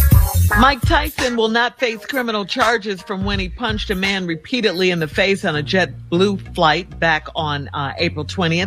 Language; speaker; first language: English; native; English